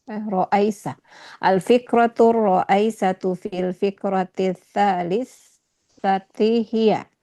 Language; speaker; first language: Arabic; non-native, learner; Indonesian